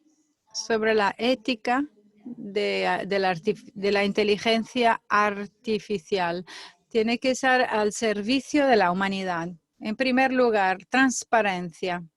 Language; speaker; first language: Spanish; non-native, fluent; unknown